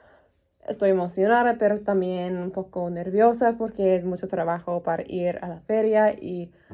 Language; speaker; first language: Spanish; non-native, learner; English